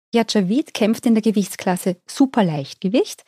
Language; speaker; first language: German; native; German